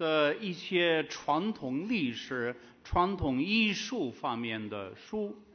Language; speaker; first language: Chinese; non-native, fluent; English